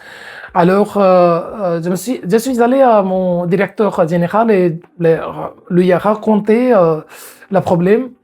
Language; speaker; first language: French; non-native, fluent; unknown